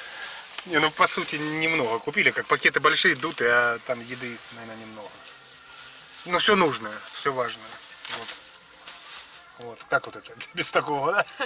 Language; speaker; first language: Russian; native; Russian